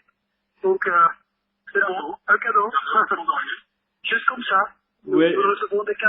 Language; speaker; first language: French; non-native, local second language; Dutch